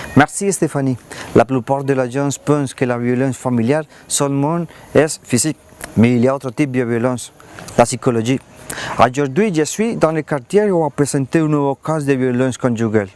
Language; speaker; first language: French; non-native, learner; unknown